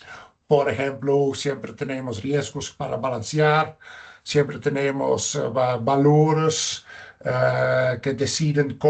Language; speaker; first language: Spanish; non-native, fluent; Dutch